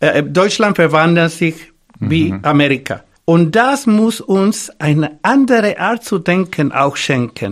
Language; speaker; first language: German; non-native, learner; Spanish